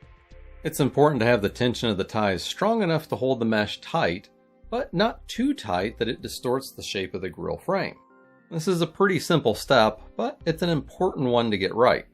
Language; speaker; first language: English; native; English